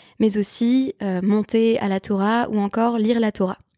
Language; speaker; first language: French; native; French